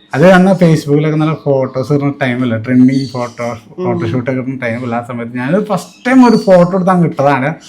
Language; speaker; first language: Malayalam; native; Malayalam